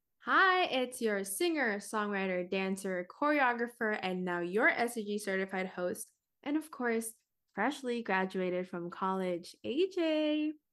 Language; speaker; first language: English; early bilingual, other home language; Filipino